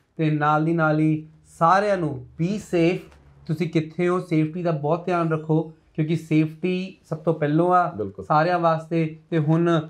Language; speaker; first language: Punjabi; non-native, local second language; Hindi